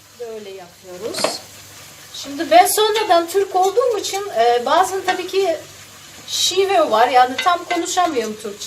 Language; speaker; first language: Turkish; non-native, fluent; Russian